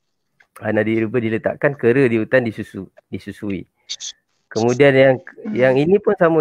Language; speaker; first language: Malay; native; Malay